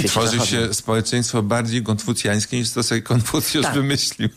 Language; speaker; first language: Polish; native; Polish